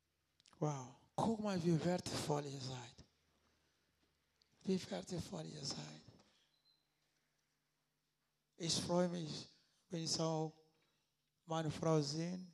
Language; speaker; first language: German; non-native, learner; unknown